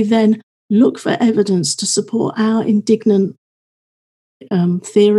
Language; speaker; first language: English; native; English